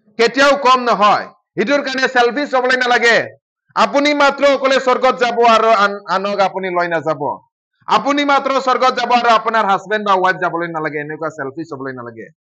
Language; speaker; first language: Assamese; non-native, local second language; Bodo